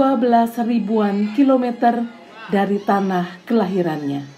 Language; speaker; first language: Indonesian; native; Indonesian